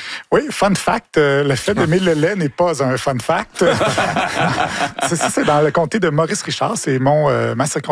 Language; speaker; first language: French; native; French